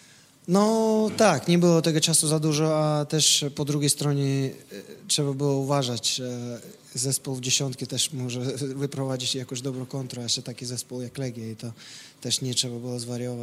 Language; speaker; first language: Polish; non-native, fluent; Russian